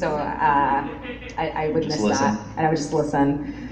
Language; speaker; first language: English; native; English